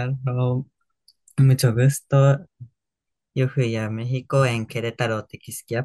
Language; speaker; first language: Spanish; non-native, learner; Japanese